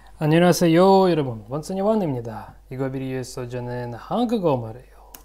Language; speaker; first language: Korean; non-native, learner; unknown